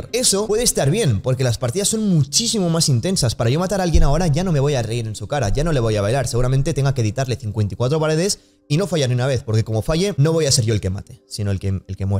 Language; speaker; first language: Spanish; native; Spanish